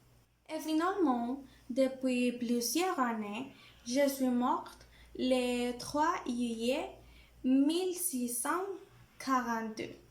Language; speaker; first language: French; non-native, learner; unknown